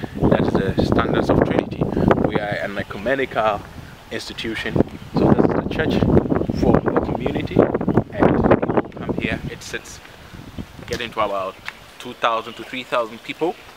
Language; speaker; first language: English; non-native, local second language; Akan